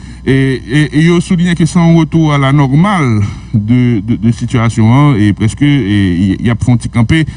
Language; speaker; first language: French; non-native, local second language; Haitian Creole